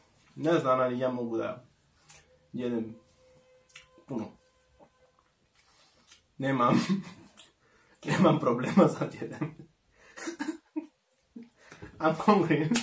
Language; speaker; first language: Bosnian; non-native, learner; Spanish